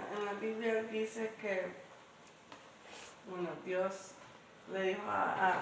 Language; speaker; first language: Spanish; early bilingual, heritage; English